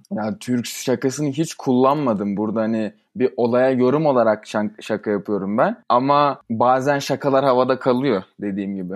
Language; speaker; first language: Turkish; native; Turkish